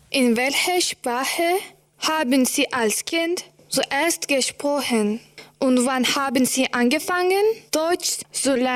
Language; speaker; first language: German; non-native, learner; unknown